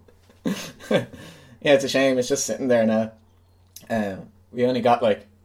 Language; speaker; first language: English; native; English